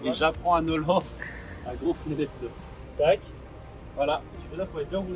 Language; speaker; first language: French; native; French